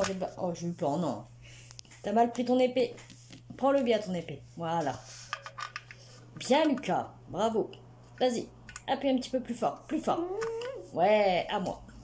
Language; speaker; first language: French; native; French